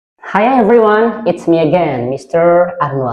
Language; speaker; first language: English; non-native, fluent; Indonesian